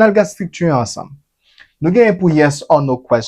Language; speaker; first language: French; non-native, learner; Haitian Creole